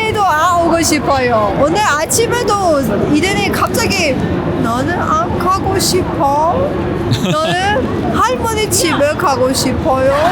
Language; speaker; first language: Korean; non-native, learner; Persian